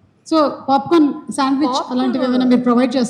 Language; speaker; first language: Telugu; native; Telugu